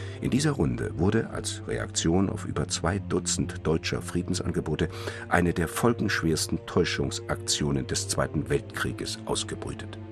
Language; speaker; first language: German; native; German